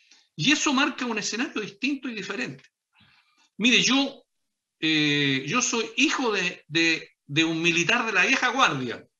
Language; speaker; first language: Spanish; native; Spanish